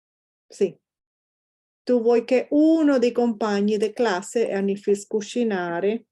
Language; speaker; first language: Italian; non-native, fluent; Spanish